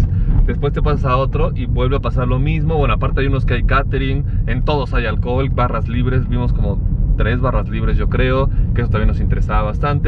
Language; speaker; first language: Spanish; native; Spanish